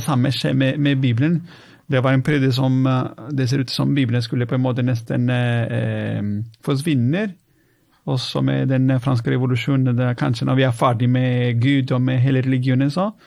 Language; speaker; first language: Norwegian; non-native, fluent; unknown